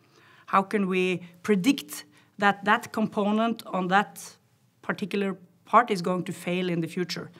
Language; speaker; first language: English; non-native, fluent; Norwegian